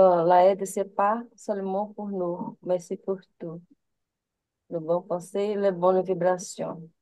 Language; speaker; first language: French; non-native, learner; Portuguese